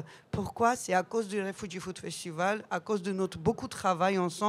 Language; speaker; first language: French; non-native, learner; Georgian